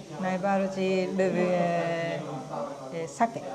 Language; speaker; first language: Polish; non-native, learner; Japanese